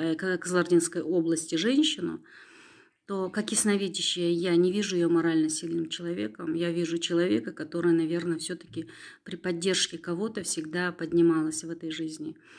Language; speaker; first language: Russian; non-native, local second language; Kazakh